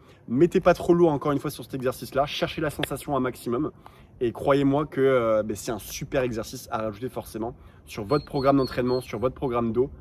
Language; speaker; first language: French; native; French